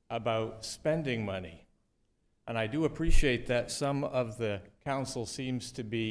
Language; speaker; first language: English; native; English